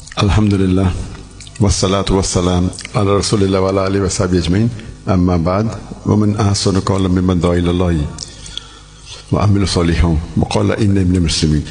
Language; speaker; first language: Urdu; non-native, local second language; Hindi